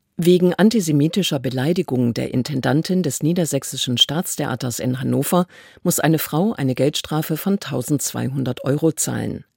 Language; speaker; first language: German; native; German